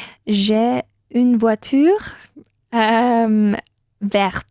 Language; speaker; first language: French; non-native, learner; Spanish